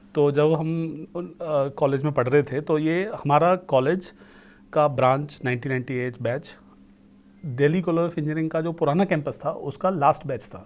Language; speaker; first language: Hindi; native; Hindi